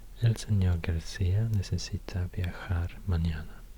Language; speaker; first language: Spanish; non-native, learner; Swedish